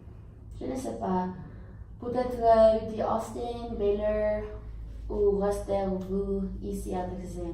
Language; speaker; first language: French; non-native, learner; English